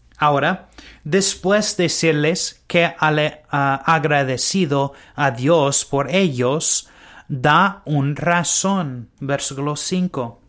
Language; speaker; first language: Spanish; non-native, learner; English